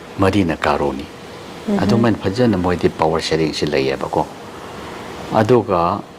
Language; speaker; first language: Manipuri; non-native, local second language; Tangkhul Naga (India)